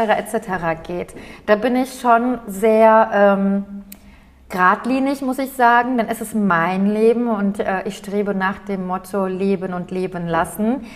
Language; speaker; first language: German; early bilingual, other home language; Turkish